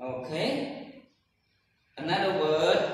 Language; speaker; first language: English; non-native, learner; Khmer